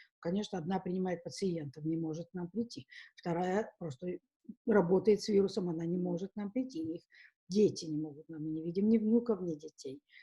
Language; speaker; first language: Russian; native; Russian